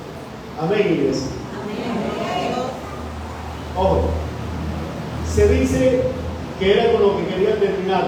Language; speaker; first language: Spanish; native; Spanish